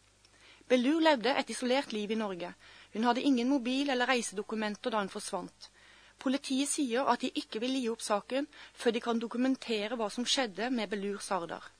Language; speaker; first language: Norwegian; native; Norwegian